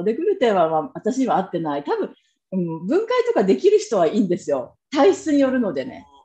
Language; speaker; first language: Japanese; native; Japanese